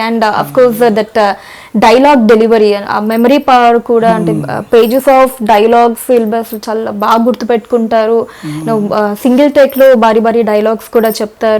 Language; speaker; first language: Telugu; native; Telugu